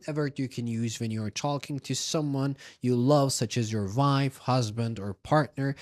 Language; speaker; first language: English; non-native, fluent; Turkish